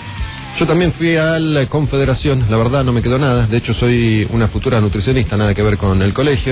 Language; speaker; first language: Spanish; native; Spanish